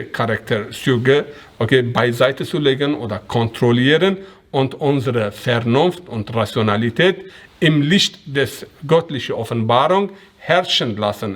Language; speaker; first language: German; non-native, learner; Persian